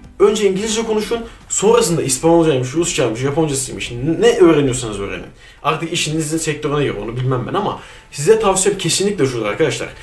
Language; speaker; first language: Turkish; native; Turkish